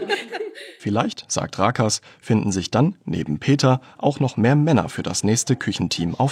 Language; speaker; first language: German; native; German